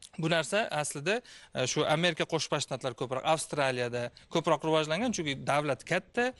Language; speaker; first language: Uzbek; native; Uzbek